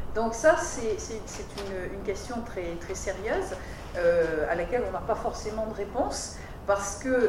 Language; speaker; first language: French; native; French